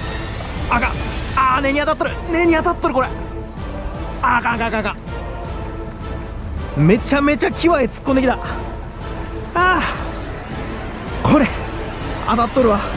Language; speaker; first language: Japanese; native; Japanese